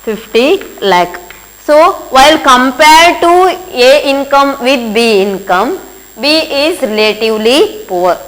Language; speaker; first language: English; non-native, local second language; Kannada